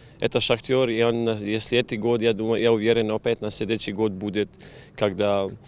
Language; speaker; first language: Russian; non-native, learner; Croatian